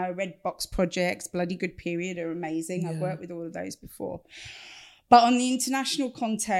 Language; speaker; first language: English; native; English